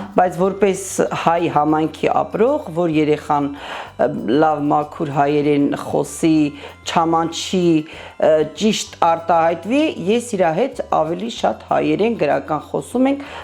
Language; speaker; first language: Armenian; non-native, local second language; Kurdish